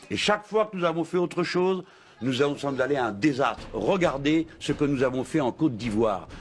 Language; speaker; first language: French; native; French